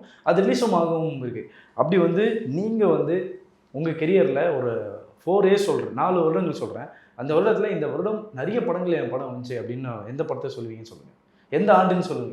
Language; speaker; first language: Tamil; native; Tamil